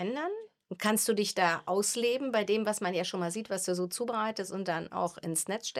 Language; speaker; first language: German; native; German